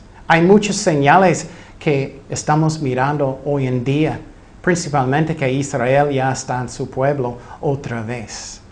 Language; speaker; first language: Spanish; non-native, fluent; English